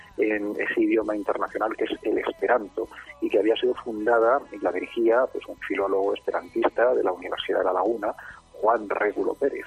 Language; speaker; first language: Spanish; native; Spanish